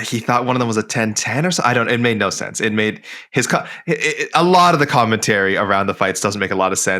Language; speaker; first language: English; native; English